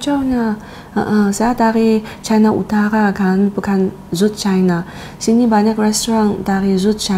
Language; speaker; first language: Indonesian; non-native, learner; Chinese